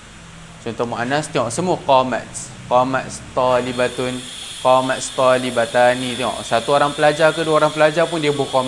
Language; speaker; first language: Malay; native; Malay